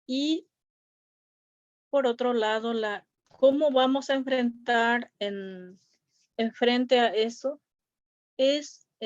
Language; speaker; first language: Spanish; non-native, local second language; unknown